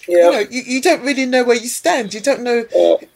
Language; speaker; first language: English; native; English